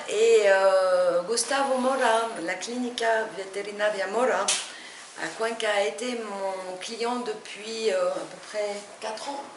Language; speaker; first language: French; non-native, fluent; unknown